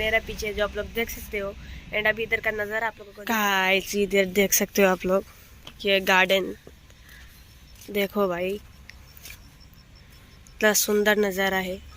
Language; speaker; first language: Hindi; non-native, local second language; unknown